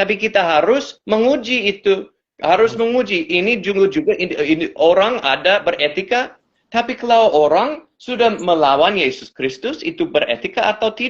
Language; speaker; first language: Indonesian; non-native, fluent; English